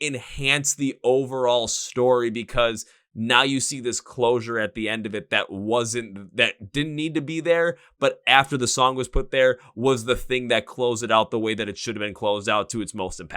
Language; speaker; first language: English; native; English